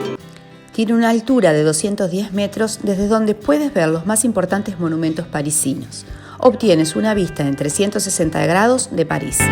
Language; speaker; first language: Spanish; native; Spanish